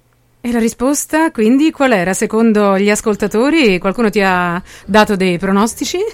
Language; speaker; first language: Italian; native; Italian